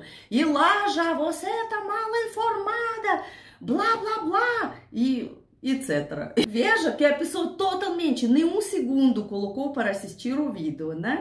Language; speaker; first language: Portuguese; non-native, learner; Russian